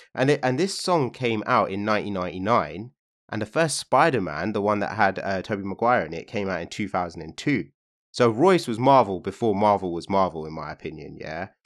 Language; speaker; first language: English; native; English